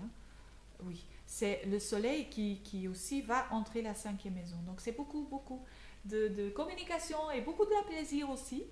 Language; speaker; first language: French; non-native, local second language; Dutch